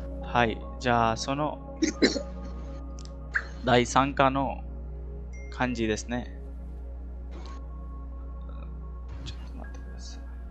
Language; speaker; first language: Japanese; non-native, fluent; Hindi